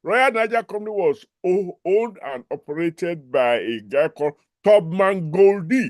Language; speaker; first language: English; non-native, local second language; Yoruba